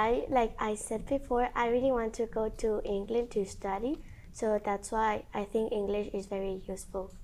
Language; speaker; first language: English; non-native, learner; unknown